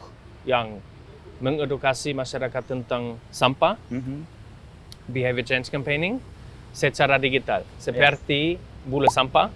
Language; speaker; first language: Indonesian; non-native, fluent; German